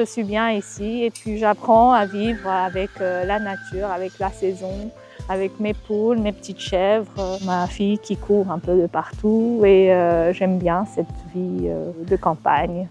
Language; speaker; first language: French; non-native, fluent; Japanese